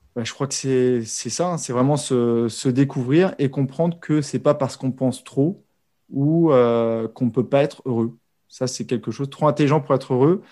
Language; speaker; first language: French; native; French